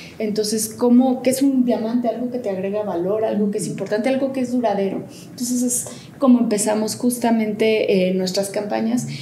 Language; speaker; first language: Spanish; native; Spanish